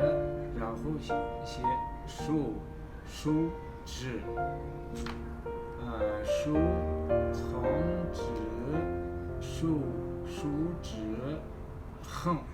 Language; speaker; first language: Chinese; non-native, fluent; Kazakh